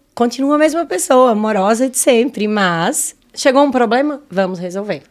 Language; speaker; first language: Portuguese; native; Portuguese